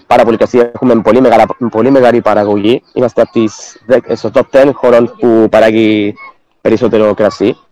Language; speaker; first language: Greek; non-native, fluent; Spanish